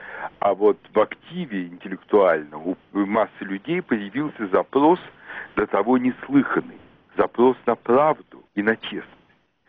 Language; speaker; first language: Russian; native; Russian